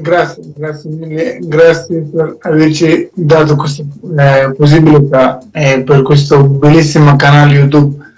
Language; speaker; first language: Italian; non-native, learner; Persian